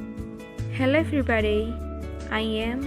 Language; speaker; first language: English; non-native, fluent; Indonesian